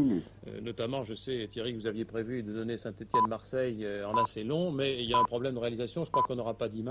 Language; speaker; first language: French; native; French